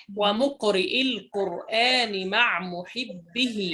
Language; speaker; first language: Arabic; native; Arabic